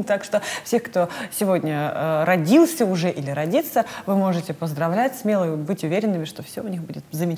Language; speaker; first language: Russian; native; Russian